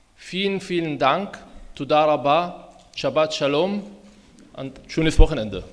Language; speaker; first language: German; non-native, fluent; Arabic